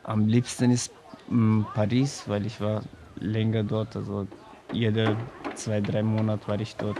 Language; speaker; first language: German; non-native, learner; Persian